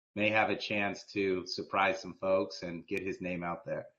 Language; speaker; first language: English; native; English